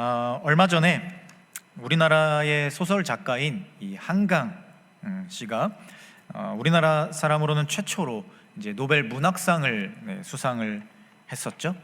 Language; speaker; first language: Korean; native; Korean